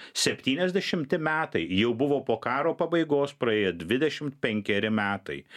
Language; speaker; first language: Lithuanian; native; Lithuanian